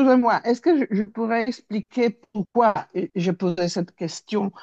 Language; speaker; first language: French; non-native, fluent; Italian